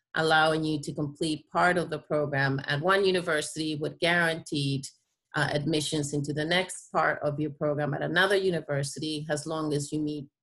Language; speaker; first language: English; non-native, fluent; Spanish